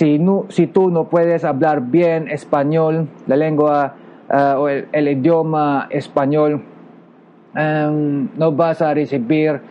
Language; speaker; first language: Spanish; non-native, local second language; Filipino